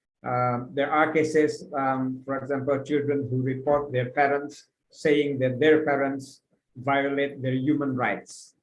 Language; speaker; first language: English; non-native, fluent; Indonesian